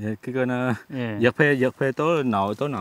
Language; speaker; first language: Korean; non-native, learner; Vietnamese